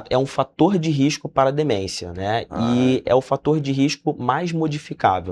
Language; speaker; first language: Portuguese; native; Portuguese